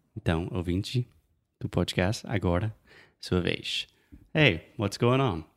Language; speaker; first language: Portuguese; non-native, fluent; English